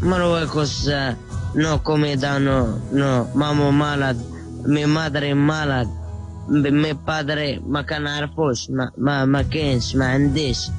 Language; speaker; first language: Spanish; non-native, learner; Arabic